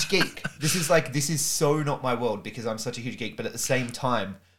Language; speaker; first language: English; native; English